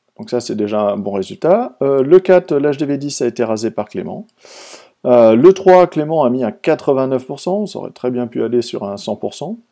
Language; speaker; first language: French; native; French